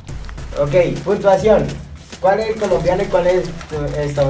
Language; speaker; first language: Spanish; native; Spanish